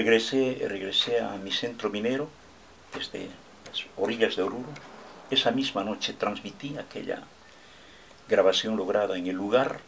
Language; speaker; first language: Spanish; native; Spanish